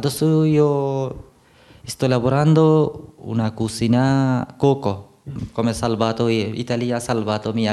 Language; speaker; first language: Italian; non-native, learner; Bangla